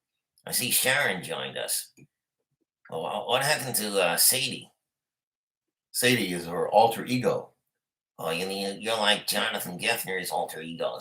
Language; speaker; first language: English; native; English